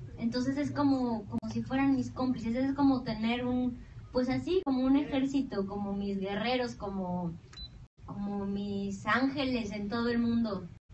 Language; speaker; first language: Spanish; native; Spanish